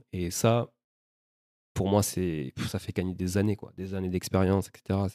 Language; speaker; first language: French; native; French